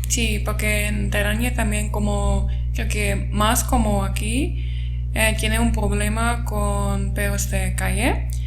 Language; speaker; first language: Spanish; non-native, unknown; German